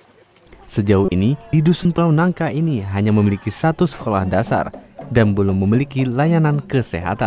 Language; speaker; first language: Indonesian; native; Indonesian